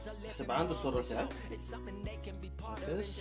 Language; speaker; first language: Arabic; native; Arabic